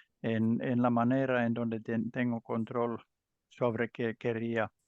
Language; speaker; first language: Spanish; non-native, learner; Finnish